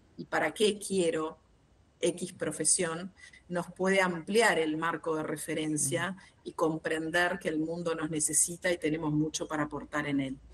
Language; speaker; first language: Spanish; native; Spanish